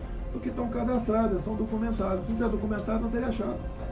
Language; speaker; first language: Portuguese; native; Portuguese